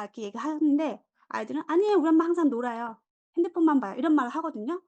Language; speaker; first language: Korean; native; Korean